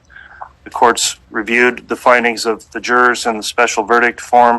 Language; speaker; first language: English; native; English